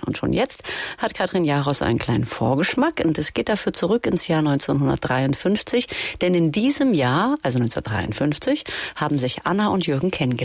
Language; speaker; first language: German; native; German